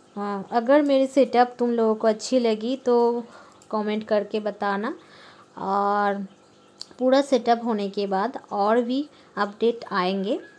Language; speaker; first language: Hindi; non-native, local second language; Bangla